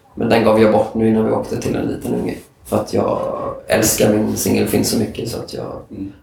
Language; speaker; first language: Swedish; native; Swedish